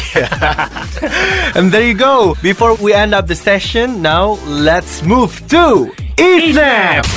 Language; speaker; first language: English; non-native, fluent; Javanese